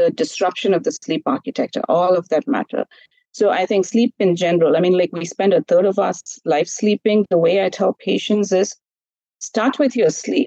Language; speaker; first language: English; non-native, local second language; Malayalam